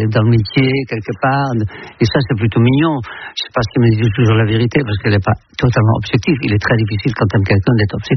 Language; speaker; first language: French; non-native, fluent; Dutch